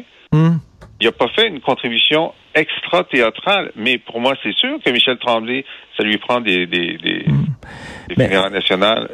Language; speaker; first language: French; native; French